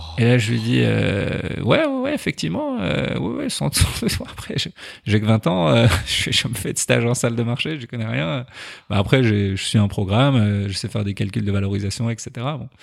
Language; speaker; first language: French; early bilingual, other home language; Persian